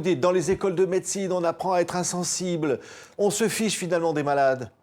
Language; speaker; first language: French; native; French